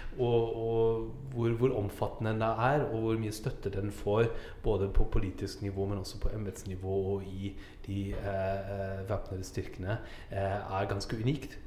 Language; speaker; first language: Norwegian; non-native, fluent; German